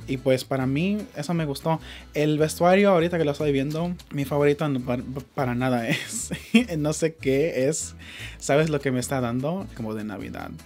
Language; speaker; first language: Spanish; early bilingual, heritage; Spanish